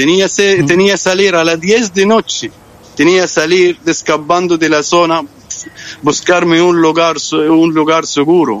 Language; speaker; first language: Spanish; non-native, fluent; Arabic